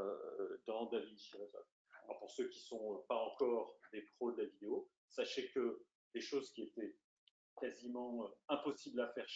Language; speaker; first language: French; native; French